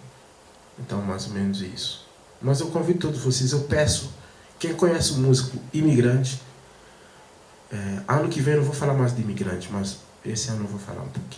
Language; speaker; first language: Portuguese; non-native, fluent; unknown